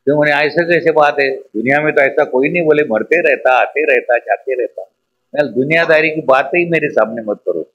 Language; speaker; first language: Hindi; non-native, local second language; Marathi